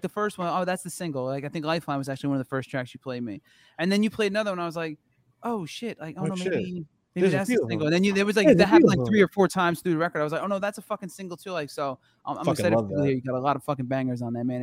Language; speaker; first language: English; native; English